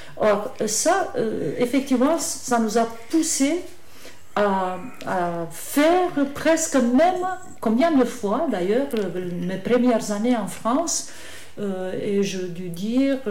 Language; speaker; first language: French; non-native, fluent; Romanian